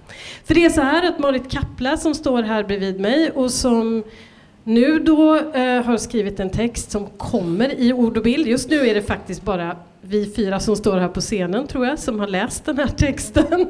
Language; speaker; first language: Swedish; native; Swedish